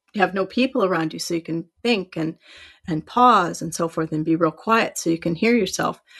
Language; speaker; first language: English; native; English